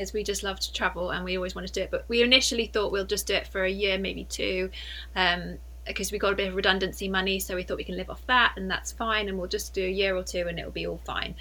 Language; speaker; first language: English; native; English